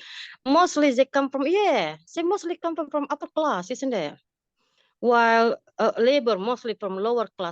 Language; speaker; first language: English; non-native, fluent; Indonesian